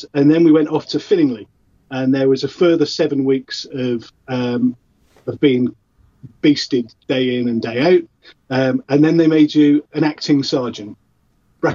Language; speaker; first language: English; native; English